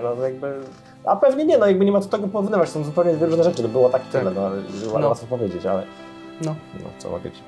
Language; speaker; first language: Polish; native; Polish